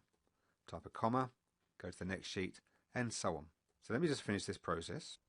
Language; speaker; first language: English; native; English